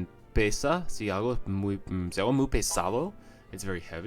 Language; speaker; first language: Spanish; non-native, fluent; English